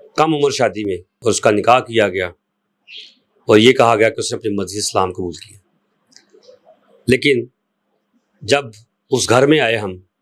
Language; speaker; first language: Urdu; non-native, local second language; Punjabi